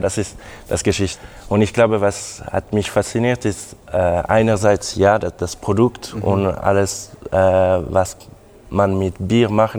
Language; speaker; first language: German; non-native, local second language; French